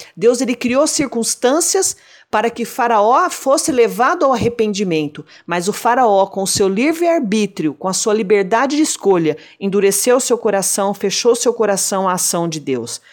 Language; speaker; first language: Portuguese; native; Portuguese